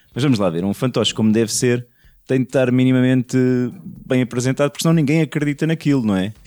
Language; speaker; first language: Portuguese; native; Portuguese